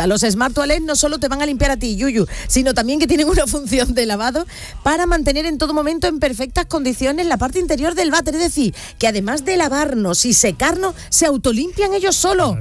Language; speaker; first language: Spanish; native; Spanish